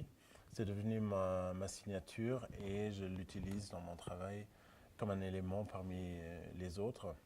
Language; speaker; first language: French; non-native, local second language; Luxembourgish